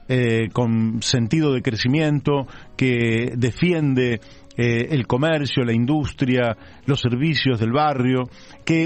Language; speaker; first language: Spanish; native; Spanish